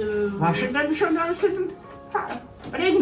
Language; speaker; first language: German; native; German